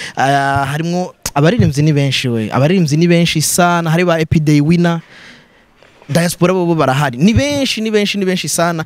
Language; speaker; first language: Rundi; native; Rundi